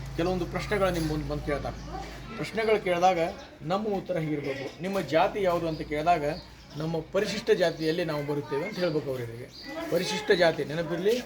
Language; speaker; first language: Kannada; non-native, local second language; Lambadi